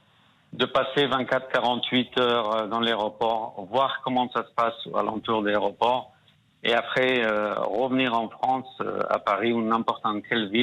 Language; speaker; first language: French; non-native, fluent; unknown